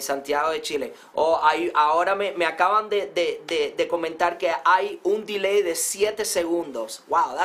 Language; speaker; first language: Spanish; early bilingual, heritage; Spanish